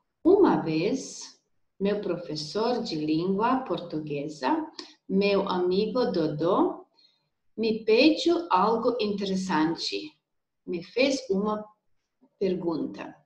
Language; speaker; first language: Portuguese; non-native, learner; Serbian